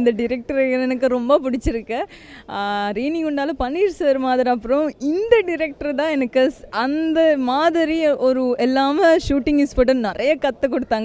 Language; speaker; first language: Tamil; non-native, learner; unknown